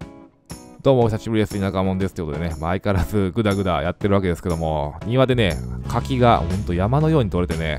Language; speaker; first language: Japanese; native; Japanese